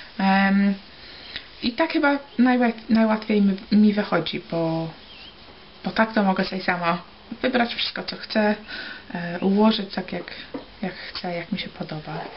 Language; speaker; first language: Polish; early bilingual, heritage; Polish